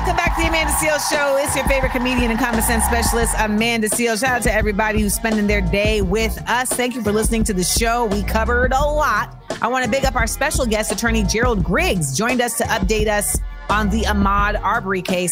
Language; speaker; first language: English; native; English